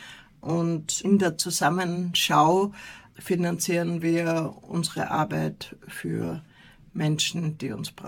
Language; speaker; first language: German; native; German